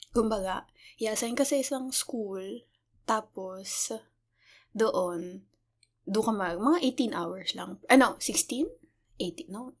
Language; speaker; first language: Filipino; native; Filipino